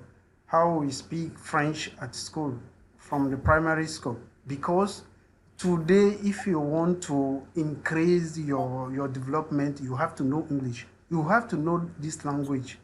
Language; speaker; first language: English; non-native, learner; French